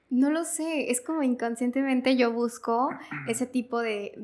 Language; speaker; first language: Spanish; native; Spanish